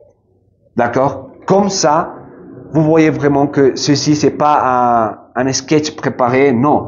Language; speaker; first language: French; non-native, fluent; Spanish